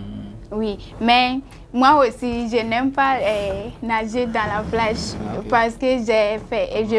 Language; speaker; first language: French; non-native, learner; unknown